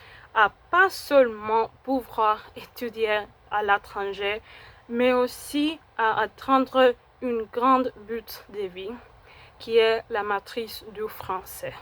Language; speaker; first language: French; non-native, fluent; Spanish